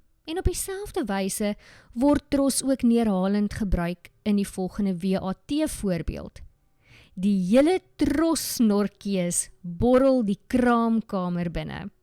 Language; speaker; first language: Afrikaans; native; Afrikaans